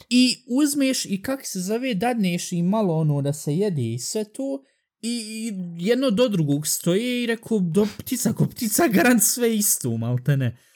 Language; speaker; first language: Bosnian; early bilingual, heritage; Bosnian